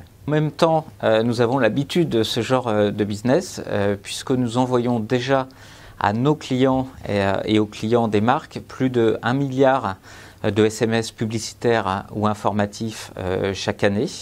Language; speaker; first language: French; native; French